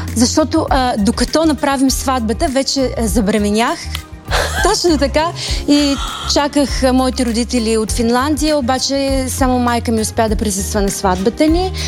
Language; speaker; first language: Bulgarian; early bilingual, heritage; Bulgarian